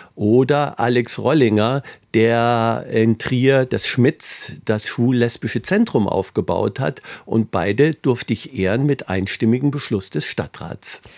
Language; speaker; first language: German; native; German